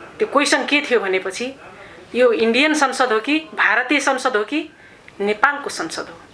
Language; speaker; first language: Nepali; non-native, local second language; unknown